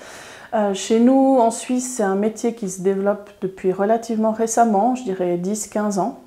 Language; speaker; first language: French; native; French